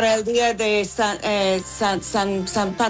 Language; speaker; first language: Spanish; non-native, fluent; English